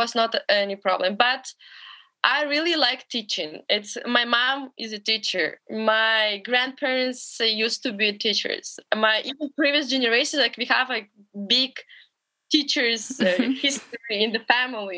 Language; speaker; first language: English; non-native, fluent; Russian